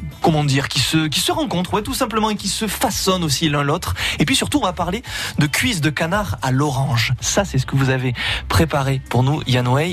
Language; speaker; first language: French; native; French